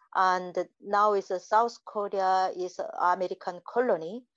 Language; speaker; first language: English; non-native, learner; Korean